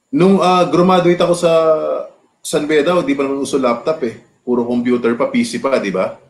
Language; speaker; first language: Filipino; native; Filipino